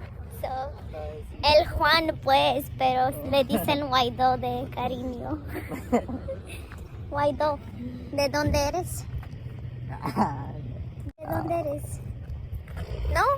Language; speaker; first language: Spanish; early bilingual, other home language; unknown